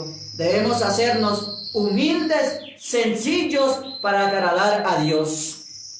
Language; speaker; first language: Spanish; native; Spanish